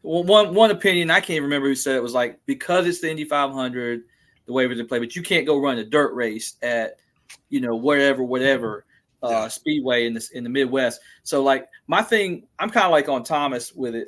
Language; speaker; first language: English; native; English